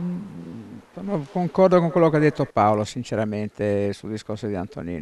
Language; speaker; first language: Italian; native; Italian